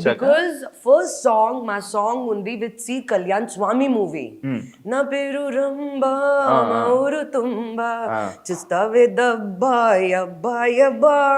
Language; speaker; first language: Telugu; non-native, local second language; Hindi